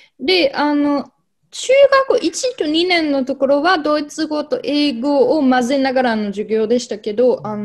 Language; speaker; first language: Japanese; non-native, fluent; German